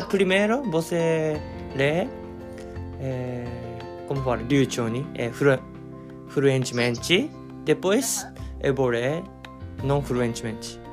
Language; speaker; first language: Portuguese; non-native, learner; Japanese